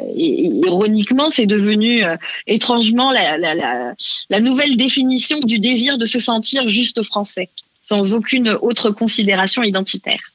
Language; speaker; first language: French; non-native, local second language; Arabic